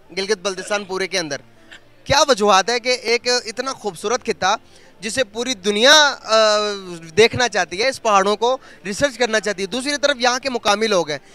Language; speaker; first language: Hindi; native; Hindi